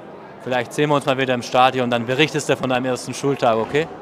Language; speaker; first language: German; native; German